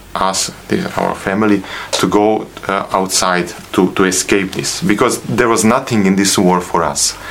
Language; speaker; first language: English; non-native, fluent; Bosnian